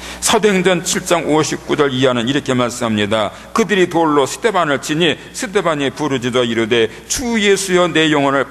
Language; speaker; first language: Korean; native; Korean